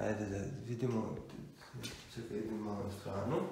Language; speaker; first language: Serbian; early bilingual, heritage; Serbian